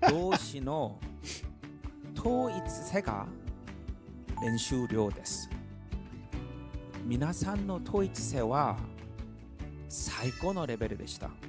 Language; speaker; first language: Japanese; non-native, learner; Korean